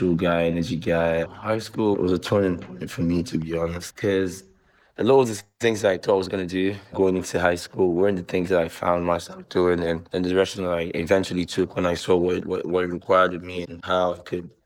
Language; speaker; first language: English; non-native, local second language; Igbo